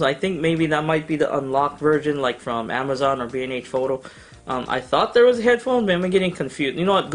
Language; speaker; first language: English; native; English